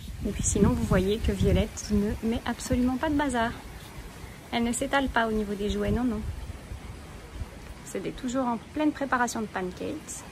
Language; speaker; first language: French; native; French